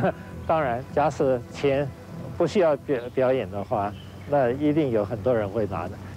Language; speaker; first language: Chinese; non-native, local second language; Wu Chinese